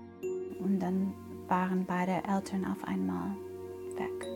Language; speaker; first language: German; non-native, fluent; English